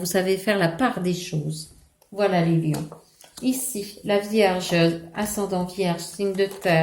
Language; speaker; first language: French; native; French